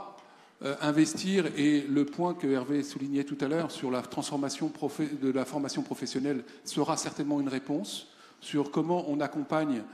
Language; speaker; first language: French; native; French